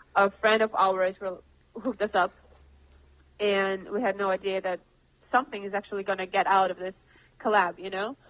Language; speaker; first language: English; non-native, fluent; Russian